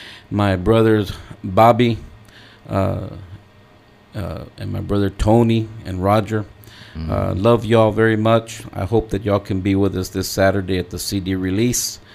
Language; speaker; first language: English; early bilingual, other home language; Spanish